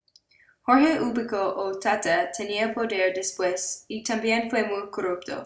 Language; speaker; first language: Spanish; non-native, learner; English